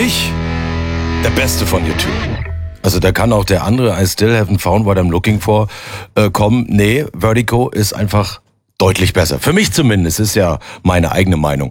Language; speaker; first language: German; native; German